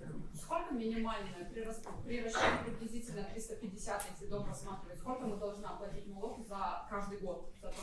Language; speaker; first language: Russian; non-native, local second language; Kyrgyz